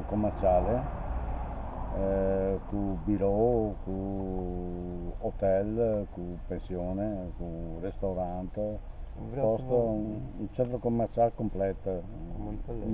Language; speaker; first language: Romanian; non-native, learner; Italian